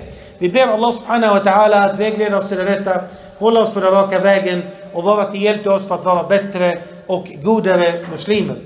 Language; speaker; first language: Swedish; early bilingual, other home language; Arabic